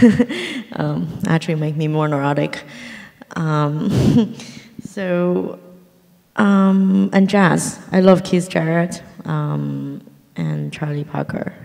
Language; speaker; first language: English; early bilingual, other home language; Chinese